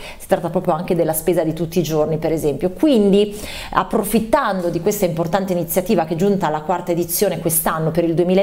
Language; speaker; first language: Italian; native; Italian